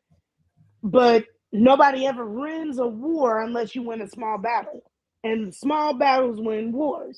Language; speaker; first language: English; early bilingual, other home language; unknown